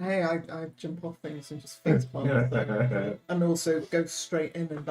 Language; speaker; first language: English; native; English